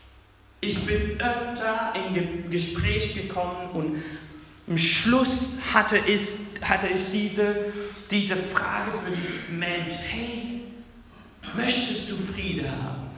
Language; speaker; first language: German; non-native, fluent; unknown